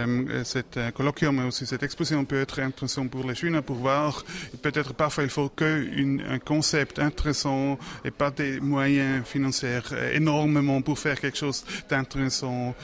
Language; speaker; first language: French; non-native, local second language; German